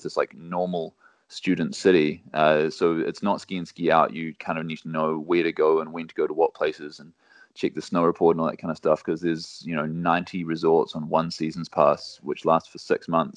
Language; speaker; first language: English; native; English